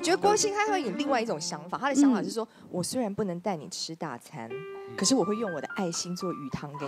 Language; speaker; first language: Chinese; native; Chinese